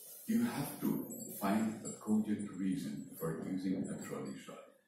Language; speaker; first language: English; non-native, local second language; Bangla